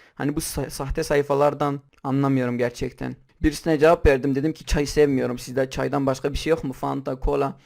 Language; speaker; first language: Turkish; non-native, local second language; Kurdish